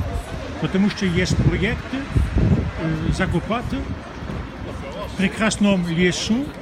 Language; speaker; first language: Russian; non-native, fluent; French